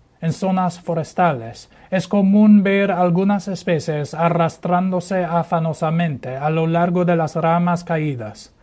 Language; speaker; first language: Spanish; non-native, fluent; English